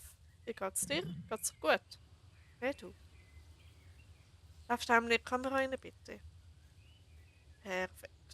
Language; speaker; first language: German; native; German